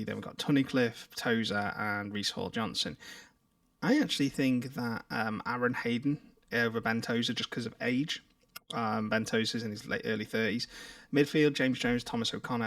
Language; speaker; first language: English; native; English